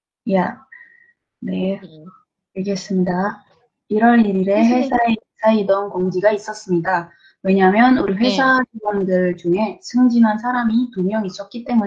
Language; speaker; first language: Korean; non-native, learner; Indonesian